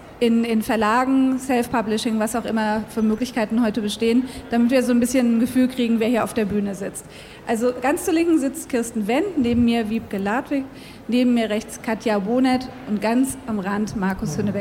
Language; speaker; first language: German; native; German